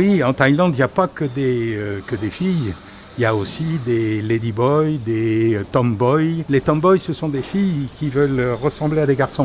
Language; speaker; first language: French; native; French